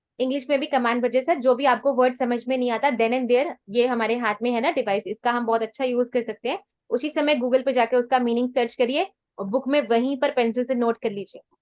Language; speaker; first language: Hindi; non-native, local second language; Punjabi